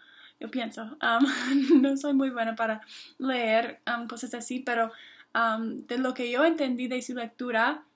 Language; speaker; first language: Spanish; non-native, fluent; English